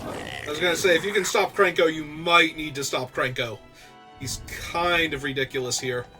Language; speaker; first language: English; native; English